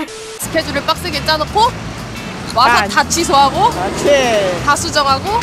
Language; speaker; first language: Korean; native; Korean